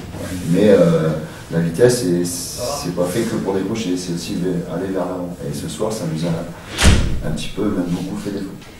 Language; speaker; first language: French; native; French